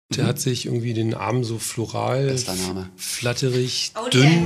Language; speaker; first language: German; native; German